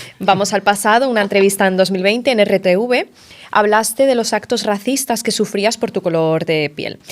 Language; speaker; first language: Spanish; native; Spanish